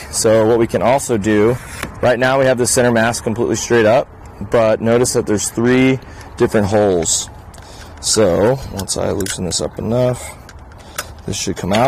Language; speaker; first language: English; native; English